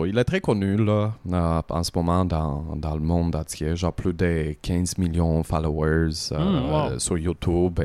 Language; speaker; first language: French; native; French